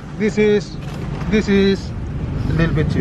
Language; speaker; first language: English; non-native, learner; Indonesian